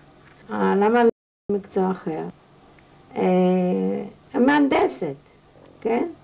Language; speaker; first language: Hebrew; non-native, fluent; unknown